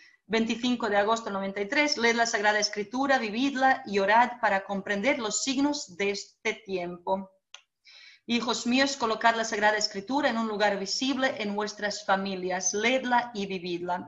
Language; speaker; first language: Spanish; non-native, fluent; Croatian